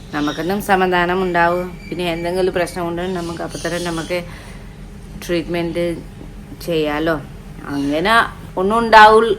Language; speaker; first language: Malayalam; non-native, learner; Nepali